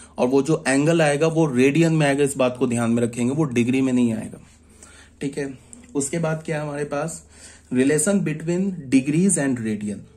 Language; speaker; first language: Hindi; native; Hindi